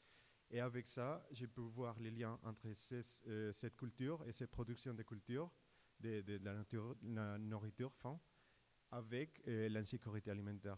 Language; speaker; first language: French; non-native, fluent; Spanish